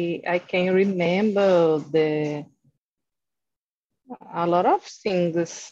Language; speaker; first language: English; non-native, learner; Portuguese